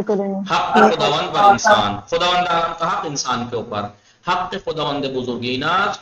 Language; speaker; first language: Persian; non-native, fluent; Urdu